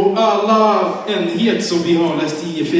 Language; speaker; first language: Swedish; non-native, fluent; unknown